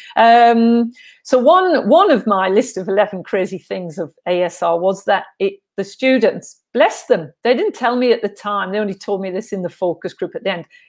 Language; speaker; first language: English; native; English